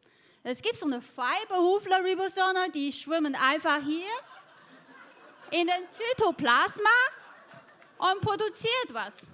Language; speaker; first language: German; non-native, fluent; Chinese